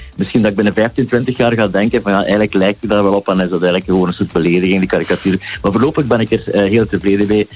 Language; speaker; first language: Dutch; native; Dutch